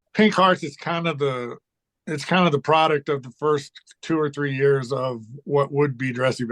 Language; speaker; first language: English; native; English